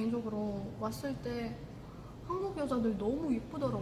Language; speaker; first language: Korean; non-native, fluent; Ukrainian